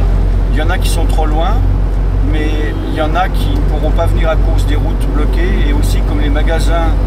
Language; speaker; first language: French; native; French